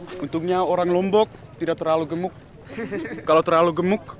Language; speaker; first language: Indonesian; non-native, learner; Dutch